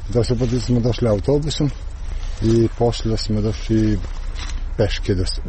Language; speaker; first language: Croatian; non-native, local second language; Albanian